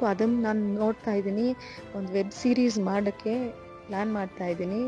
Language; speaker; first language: Kannada; non-native, learner; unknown